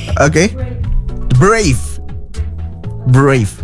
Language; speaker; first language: English; non-native, learner; Indonesian